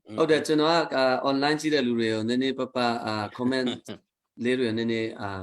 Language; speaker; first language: Burmese; non-native, local second language; Hakha Chin